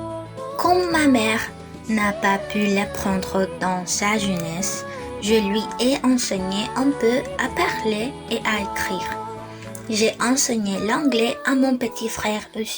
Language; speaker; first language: French; non-native, learner; Spanish